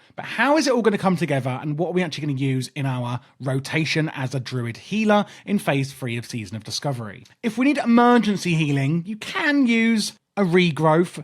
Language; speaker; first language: English; native; English